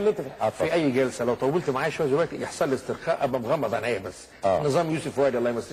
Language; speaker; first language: Arabic; native; Arabic